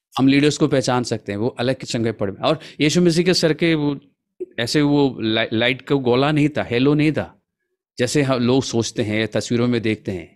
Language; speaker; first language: Hindi; non-native, local second language; Malayalam